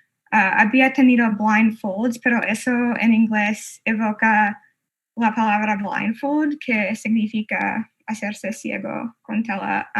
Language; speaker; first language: Spanish; non-native, fluent; English